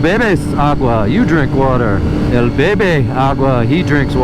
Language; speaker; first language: Spanish; non-native, learner; English